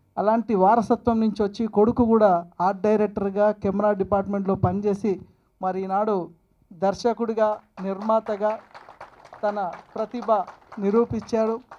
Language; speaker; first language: Telugu; native; Telugu